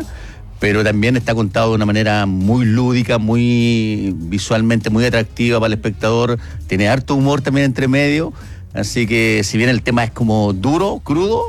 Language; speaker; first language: Spanish; native; Spanish